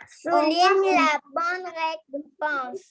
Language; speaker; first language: French; non-native, learner; Arabic